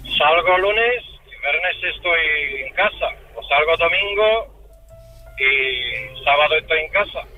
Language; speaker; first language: Spanish; non-native, fluent; Romanian